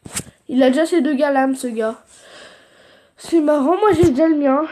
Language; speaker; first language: French; native; French